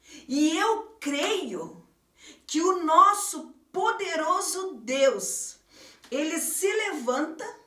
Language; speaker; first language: Portuguese; native; Portuguese